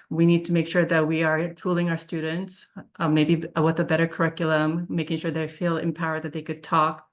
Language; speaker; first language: English; early bilingual, other home language; Korean